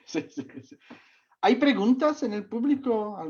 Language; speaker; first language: Spanish; non-native, fluent; Czech